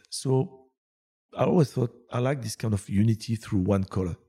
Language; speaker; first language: English; non-native, fluent; French